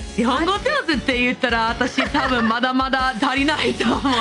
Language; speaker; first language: Japanese; non-native, fluent; English